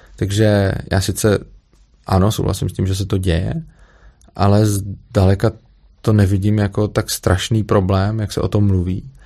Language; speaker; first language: Czech; native; Czech